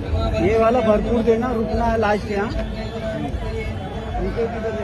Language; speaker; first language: Hindi; non-native, local second language; Marathi